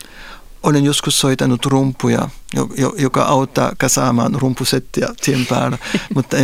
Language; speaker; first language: Finnish; non-native, fluent; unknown